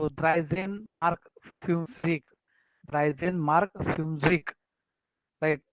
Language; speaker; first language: German; non-native, fluent; Marathi